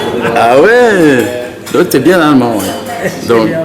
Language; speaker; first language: French; native; French